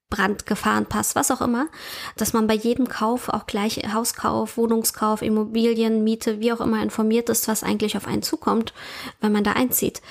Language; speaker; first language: German; early bilingual, other home language; Russian